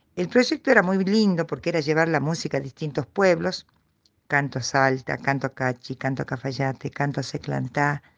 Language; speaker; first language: Spanish; native; Spanish